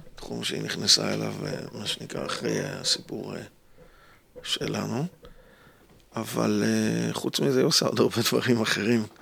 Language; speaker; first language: Hebrew; native; Hebrew